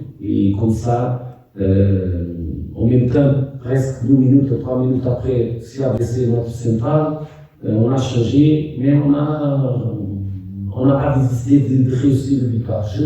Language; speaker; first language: French; non-native, fluent; Portuguese